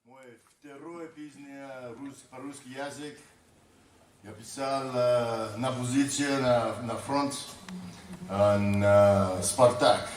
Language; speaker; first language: Russian; non-native, learner; English